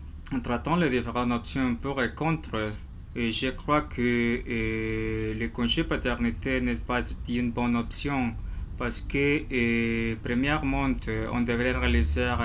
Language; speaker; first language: French; non-native, learner; Spanish